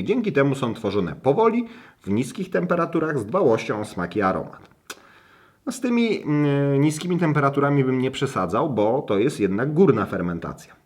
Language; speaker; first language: Polish; native; Polish